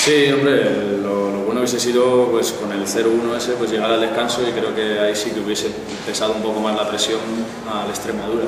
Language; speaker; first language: Spanish; native; Spanish